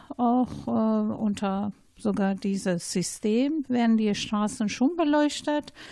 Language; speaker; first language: German; non-native, fluent; Persian